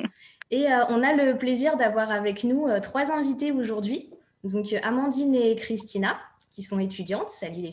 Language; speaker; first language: French; native; French